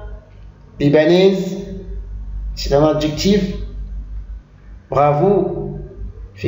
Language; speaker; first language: French; non-native, local second language; Arabic